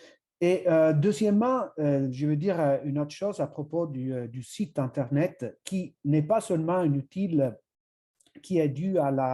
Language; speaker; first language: French; non-native, fluent; Italian